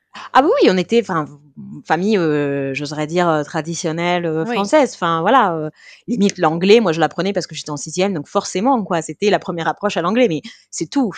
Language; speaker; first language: French; early bilingual, heritage; French